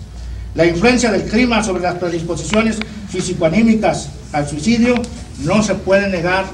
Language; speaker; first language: Spanish; native; Spanish